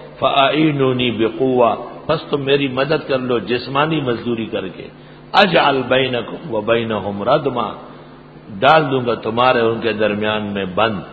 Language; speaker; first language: Urdu; non-native, local second language; Pashto